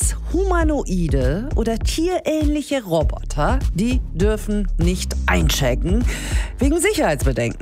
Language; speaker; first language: German; native; German